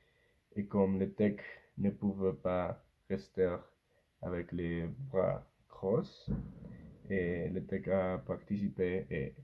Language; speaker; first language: French; non-native, learner; Spanish